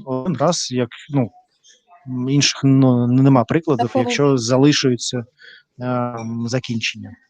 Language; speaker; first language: Ukrainian; non-native, learner; Russian